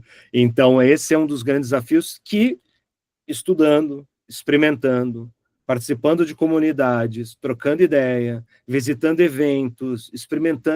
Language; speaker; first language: Portuguese; native; Portuguese